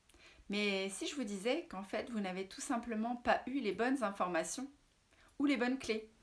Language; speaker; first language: French; native; French